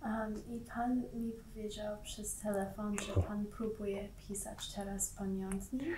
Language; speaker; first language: Polish; early bilingual, heritage; Polish